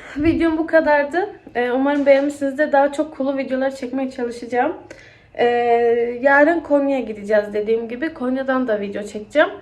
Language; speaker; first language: Turkish; early bilingual, heritage; Turkish